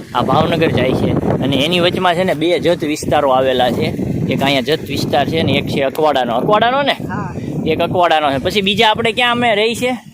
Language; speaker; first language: Gujarati; native; Gujarati